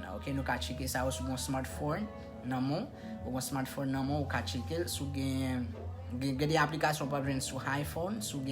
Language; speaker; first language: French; non-native, local second language; Haitian Creole